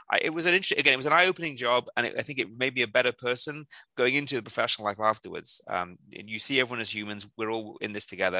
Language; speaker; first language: English; native; English